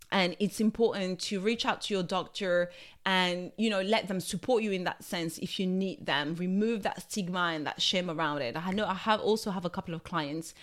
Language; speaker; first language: English; non-native, fluent; French